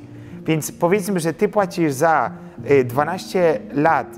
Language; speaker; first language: Polish; early bilingual, heritage; Polish